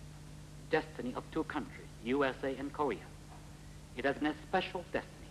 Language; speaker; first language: English; non-native, local second language; Korean